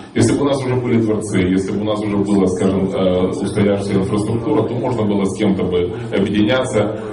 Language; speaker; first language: Russian; native; Russian